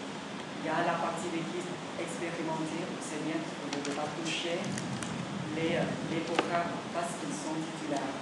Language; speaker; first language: French; non-native, learner; Vietnamese